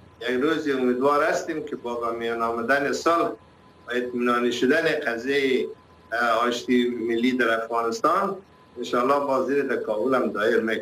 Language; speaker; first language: Persian; native; Persian